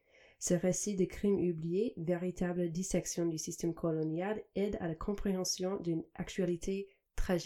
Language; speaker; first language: French; non-native, fluent; English